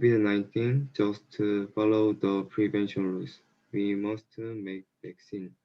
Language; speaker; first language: English; non-native, learner; Korean